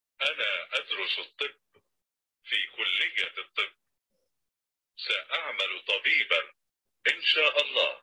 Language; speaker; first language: Arabic; non-native, learner; Indonesian